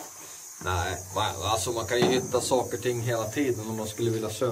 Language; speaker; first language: Swedish; native; Swedish